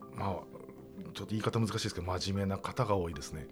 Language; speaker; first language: Japanese; native; Japanese